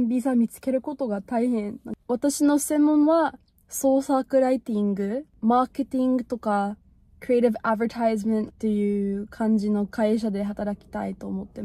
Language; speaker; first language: Japanese; non-native, fluent; English